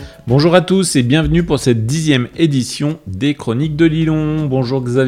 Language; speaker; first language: French; native; French